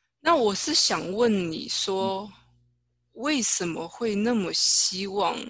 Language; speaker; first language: Chinese; native; Chinese